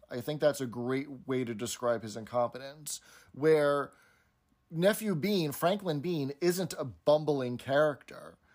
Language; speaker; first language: English; native; English